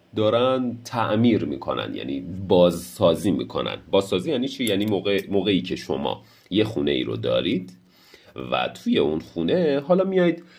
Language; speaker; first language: Persian; native; Persian